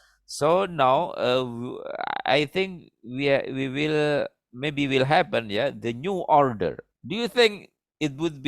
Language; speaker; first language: English; non-native, learner; Indonesian